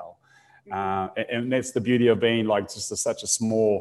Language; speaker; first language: English; native; English